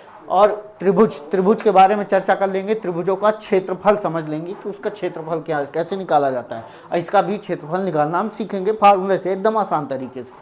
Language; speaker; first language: Hindi; native; Hindi